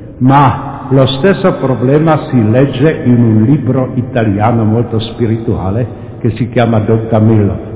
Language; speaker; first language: Italian; non-native, fluent; Czech